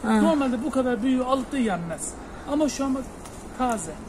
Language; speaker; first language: Turkish; native; Turkish